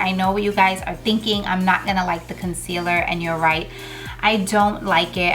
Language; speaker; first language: English; native; English